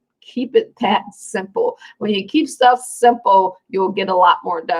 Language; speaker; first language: English; native; English